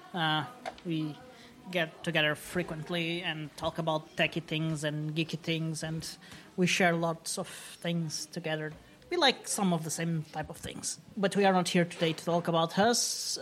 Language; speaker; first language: English; non-native, fluent; Portuguese